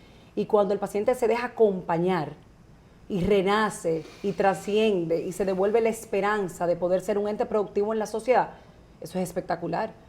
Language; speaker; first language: Spanish; native; Spanish